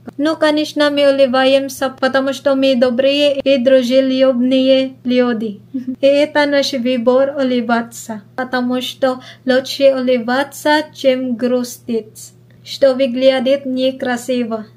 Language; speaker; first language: Russian; non-native, learner; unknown